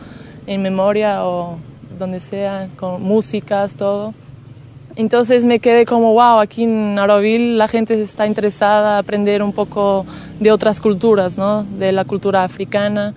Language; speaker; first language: Spanish; non-native, fluent; Portuguese